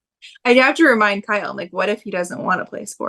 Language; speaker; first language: English; native; English